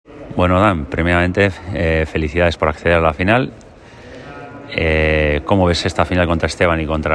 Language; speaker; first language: Spanish; native; Spanish